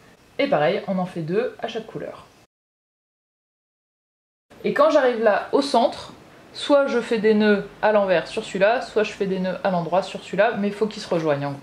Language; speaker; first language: French; native; French